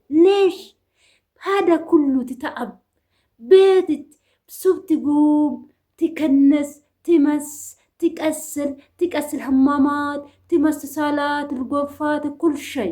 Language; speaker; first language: Arabic; non-native, learner; Oromo